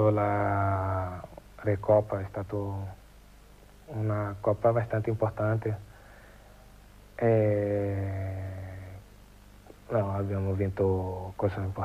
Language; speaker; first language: Italian; non-native, learner; Portuguese